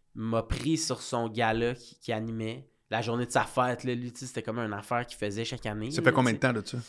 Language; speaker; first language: French; native; French